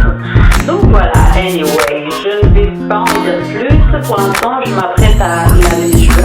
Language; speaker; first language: French; native; French